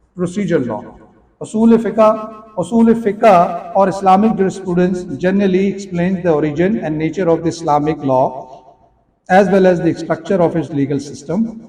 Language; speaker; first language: English; non-native, local second language; Urdu